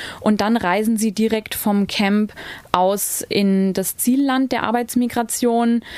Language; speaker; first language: German; native; German